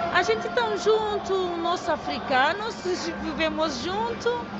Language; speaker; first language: Portuguese; non-native, fluent; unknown